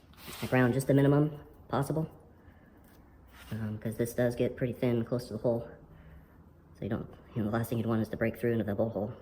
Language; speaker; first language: English; native; English